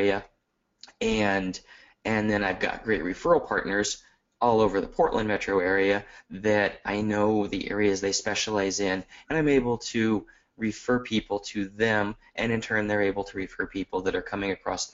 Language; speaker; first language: English; native; English